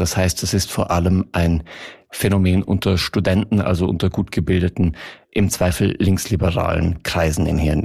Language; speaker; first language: German; native; German